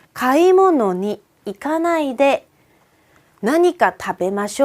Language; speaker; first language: Japanese; non-native, fluent; Korean